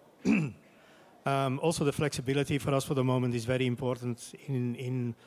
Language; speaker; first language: English; non-native, fluent; Dutch